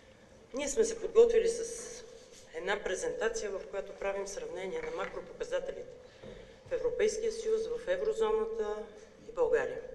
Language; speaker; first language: Bulgarian; native; Bulgarian